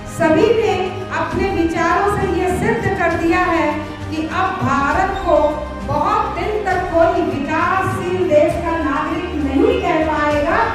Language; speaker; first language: Hindi; native; Hindi